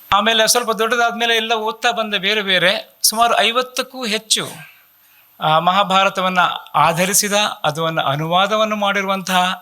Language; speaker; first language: Kannada; native; Kannada